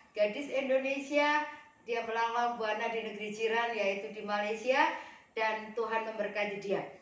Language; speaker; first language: Indonesian; native; Indonesian